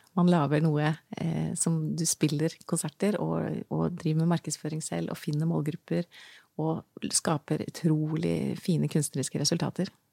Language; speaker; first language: Norwegian; native; Norwegian